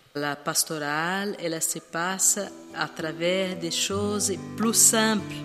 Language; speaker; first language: French; non-native, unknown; Portuguese